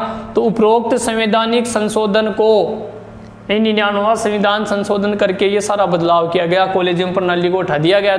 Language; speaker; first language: Hindi; native; Hindi